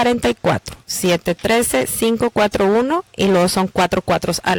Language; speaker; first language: Spanish; native; Spanish